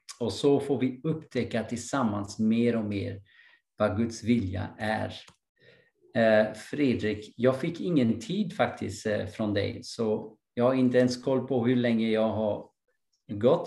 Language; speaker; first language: Swedish; non-native, fluent; English